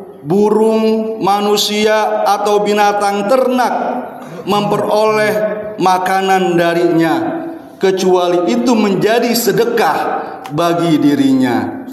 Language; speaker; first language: Indonesian; native; Indonesian